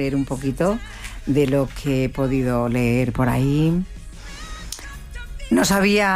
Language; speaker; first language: Spanish; native; Spanish